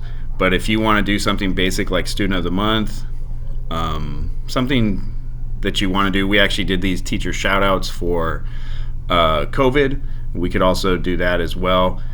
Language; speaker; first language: English; native; English